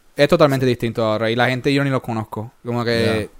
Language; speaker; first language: Spanish; native; Spanish